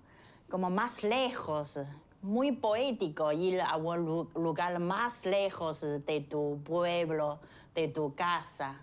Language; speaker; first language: Spanish; non-native, fluent; Chinese